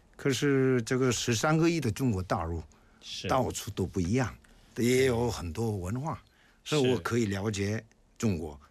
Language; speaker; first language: Chinese; non-native, fluent; Korean